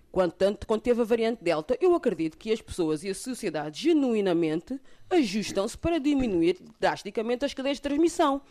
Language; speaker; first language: Portuguese; early bilingual, other home language; Kabuverdianu